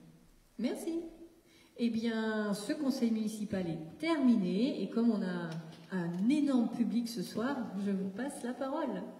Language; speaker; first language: French; native; French